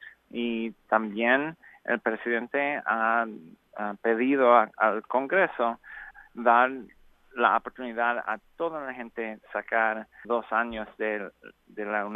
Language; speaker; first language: Spanish; non-native, learner; English